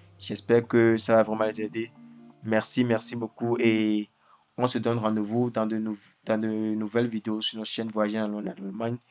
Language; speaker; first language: French; non-native, local second language; Ewe